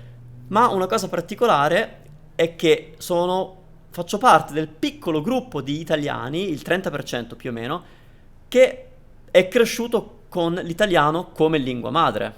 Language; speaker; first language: Italian; native; Italian